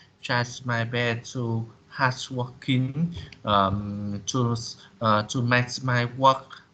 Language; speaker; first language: English; non-native, learner; Vietnamese